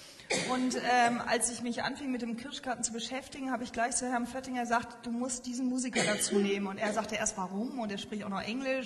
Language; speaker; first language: German; native; German